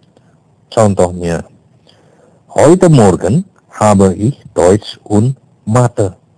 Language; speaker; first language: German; non-native, fluent; Indonesian